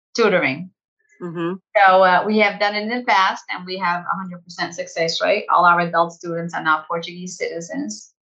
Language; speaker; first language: English; early bilingual, other home language; Portuguese